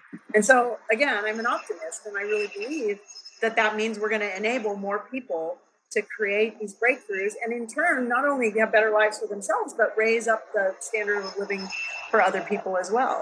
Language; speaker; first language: English; native; English